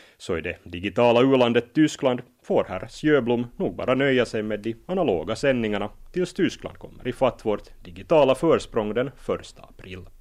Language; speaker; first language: Swedish; native; Swedish